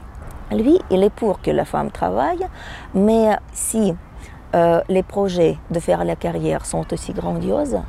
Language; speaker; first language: French; non-native, fluent; Russian